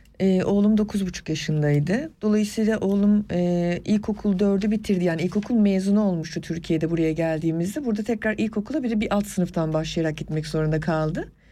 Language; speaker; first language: Turkish; non-native, local second language; Kurdish